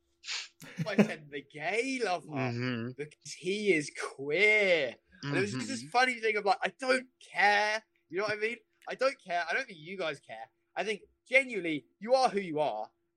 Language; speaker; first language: English; native; English